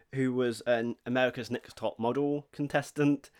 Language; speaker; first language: English; native; English